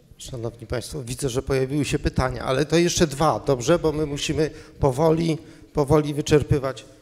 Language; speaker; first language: Polish; native; Polish